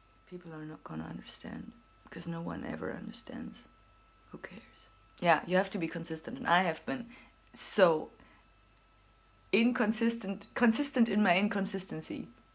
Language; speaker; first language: English; non-native, fluent; German